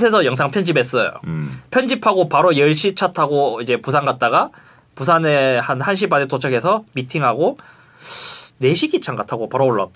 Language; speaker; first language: Korean; native; Korean